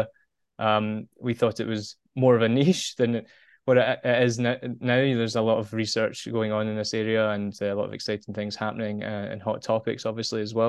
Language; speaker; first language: English; native; English